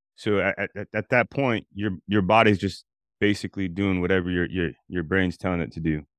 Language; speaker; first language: English; native; English